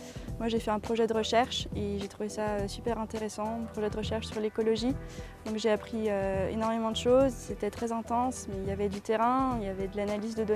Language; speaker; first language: French; native; French